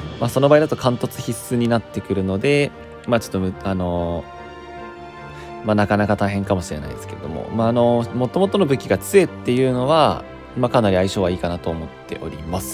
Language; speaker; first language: Japanese; native; Japanese